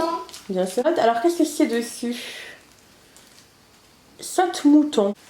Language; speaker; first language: French; native; French